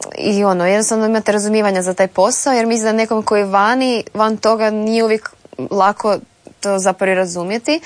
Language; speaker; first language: Serbian; native; Serbian